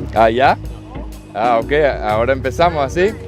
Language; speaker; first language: Spanish; non-native, learner; English